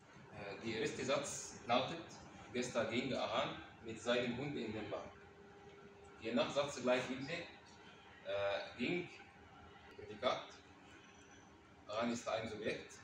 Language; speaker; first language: German; non-native, learner; Arabic